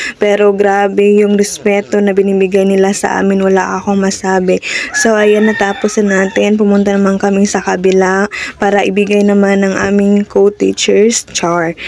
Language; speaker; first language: Filipino; non-native, local second language; Cebuano